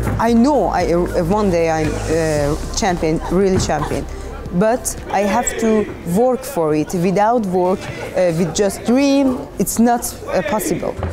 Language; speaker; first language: English; non-native, learner; Persian